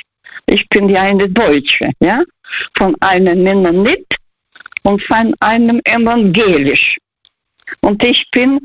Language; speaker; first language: German; non-native, fluent; Russian